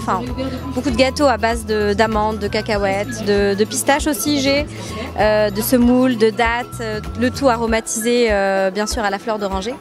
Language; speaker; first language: French; native; French